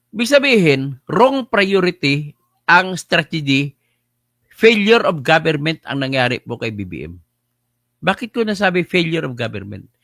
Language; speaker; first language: Filipino; non-native, local second language; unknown